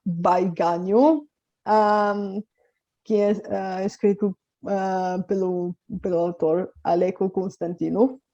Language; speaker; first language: Portuguese; non-native, fluent; Bulgarian